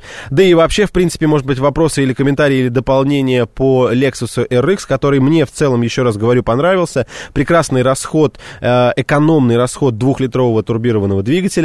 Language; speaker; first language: Russian; native; Russian